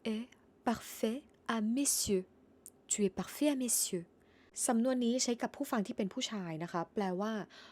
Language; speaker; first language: Thai; native; Thai